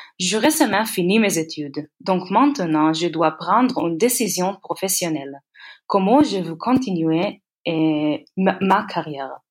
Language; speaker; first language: French; non-native, fluent; Hebrew